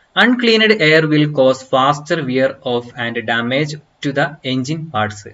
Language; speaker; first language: English; non-native, local second language; Malayalam